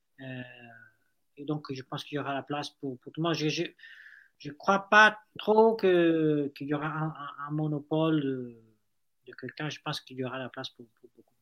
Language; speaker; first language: French; non-native, fluent; Italian